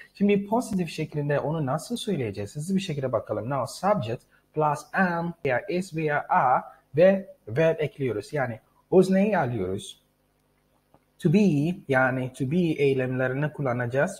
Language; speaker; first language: Turkish; native; Turkish